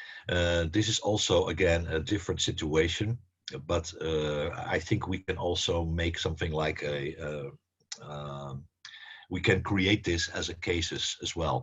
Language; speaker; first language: English; non-native, fluent; Dutch